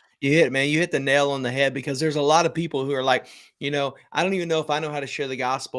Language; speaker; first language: English; native; English